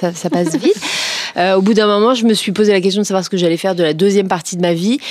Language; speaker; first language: French; native; French